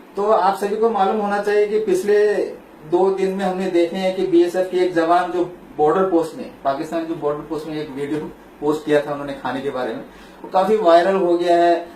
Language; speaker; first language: Hindi; non-native, local second language; Malayalam